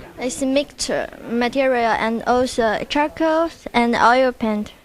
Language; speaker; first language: English; non-native, learner; Chinese